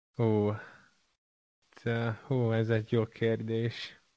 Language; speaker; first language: Hungarian; non-native, learner; Chinese